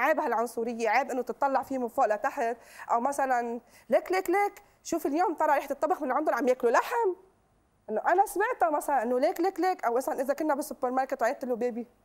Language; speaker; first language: Arabic; native; Arabic